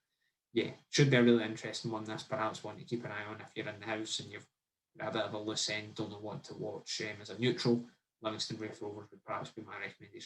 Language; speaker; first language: English; native; English